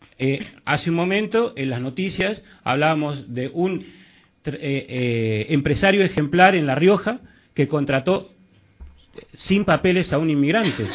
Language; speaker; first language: Spanish; native; Spanish